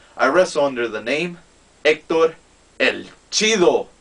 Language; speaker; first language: English; native; English